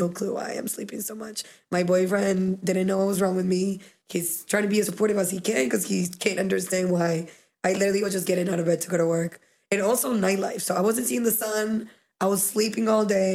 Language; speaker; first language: English; non-native, fluent; Spanish